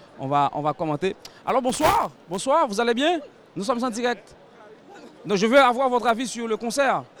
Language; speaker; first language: French; non-native, local second language; Haitian Creole